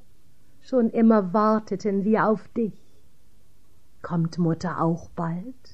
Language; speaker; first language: German; native; German